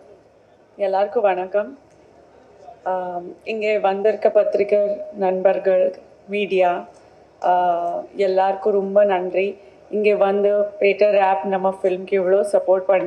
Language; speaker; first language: Tamil; non-native, fluent; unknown